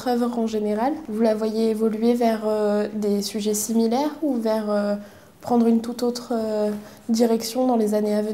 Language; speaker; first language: French; native; French